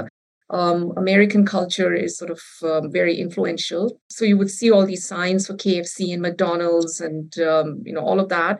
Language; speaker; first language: English; non-native, local second language; Bangla